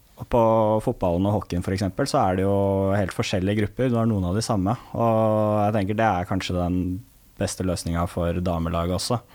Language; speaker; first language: Norwegian; native; Norwegian